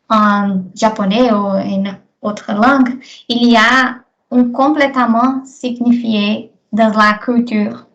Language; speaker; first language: French; non-native, learner; Portuguese